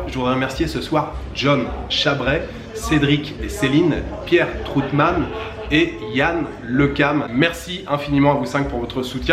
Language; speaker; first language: French; native; French